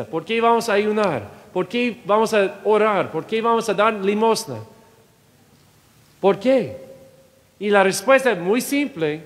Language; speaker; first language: Spanish; non-native, fluent; English